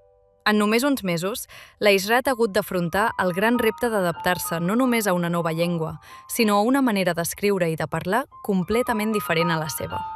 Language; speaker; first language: Catalan; native; Catalan